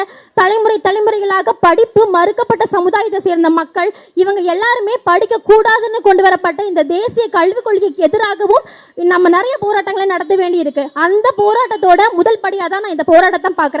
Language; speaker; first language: Tamil; native; Tamil